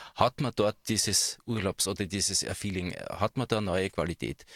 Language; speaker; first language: German; native; German